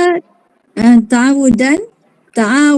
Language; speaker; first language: Arabic; non-native, learner; Malay